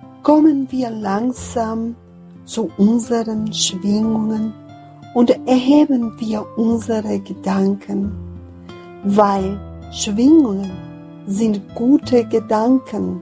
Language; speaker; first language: German; non-native, fluent; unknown